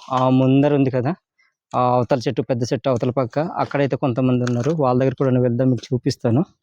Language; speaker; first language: Telugu; non-native, local second language; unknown